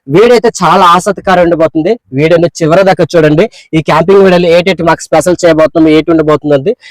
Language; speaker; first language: Telugu; non-native, local second language; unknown